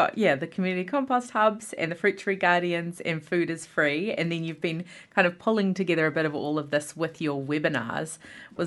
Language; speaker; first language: English; native; English